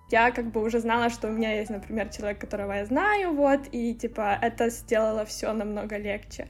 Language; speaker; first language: Russian; non-native, local second language; Ukrainian